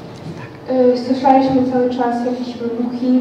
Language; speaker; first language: Polish; non-native, learner; Ukrainian